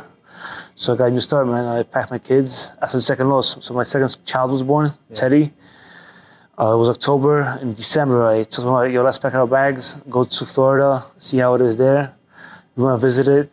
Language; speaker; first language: English; native; English